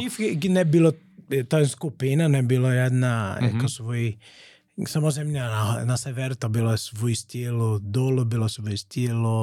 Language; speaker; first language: Czech; non-native, learner; Portuguese